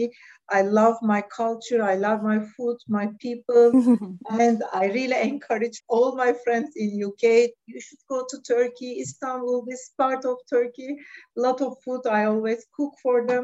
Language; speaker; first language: English; non-native, fluent; Turkish